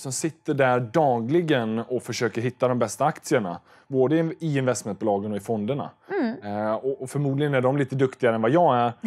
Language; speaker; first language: Swedish; native; Swedish